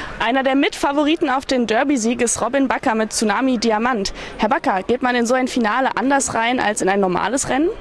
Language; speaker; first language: German; native; German